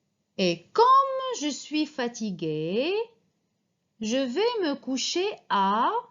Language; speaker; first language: French; non-native, fluent; Arabic